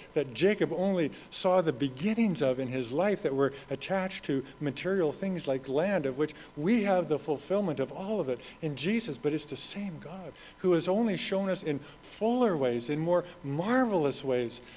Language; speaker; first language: English; native; English